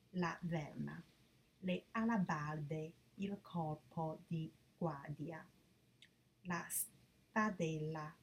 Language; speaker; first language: Italian; non-native, learner; Chinese